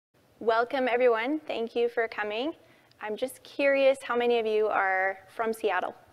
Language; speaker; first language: English; native; English